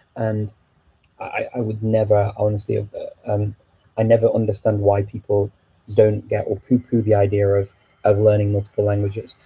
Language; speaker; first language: English; native; English